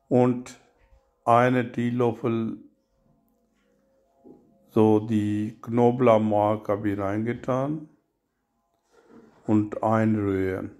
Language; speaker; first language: German; non-native, learner; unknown